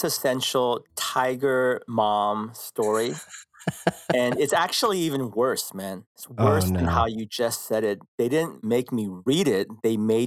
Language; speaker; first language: English; early bilingual, other home language; Korean